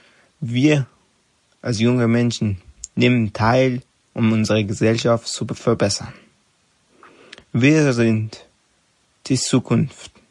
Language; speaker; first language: German; non-native, learner; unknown